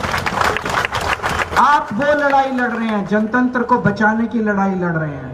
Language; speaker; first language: Hindi; native; Hindi